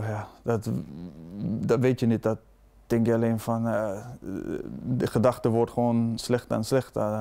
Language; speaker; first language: Dutch; non-native, fluent; Danish